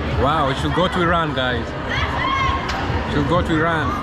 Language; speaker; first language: English; non-native, local second language; Swahili